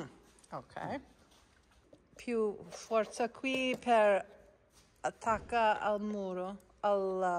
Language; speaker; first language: Italian; non-native, learner; English